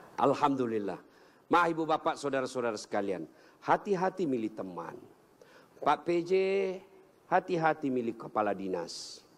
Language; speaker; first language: Indonesian; native; Indonesian